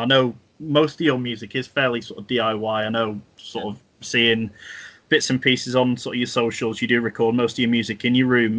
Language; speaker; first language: English; native; English